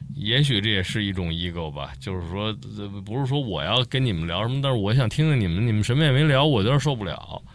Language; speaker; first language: Chinese; native; Chinese